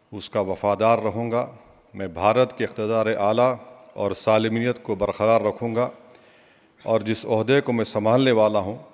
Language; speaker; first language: Urdu; native; Urdu